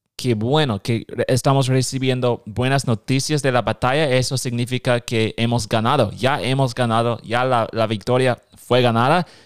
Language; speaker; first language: Spanish; non-native, fluent; English